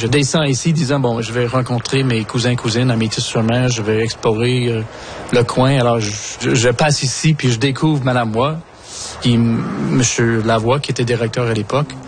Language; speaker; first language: French; non-native, local second language; English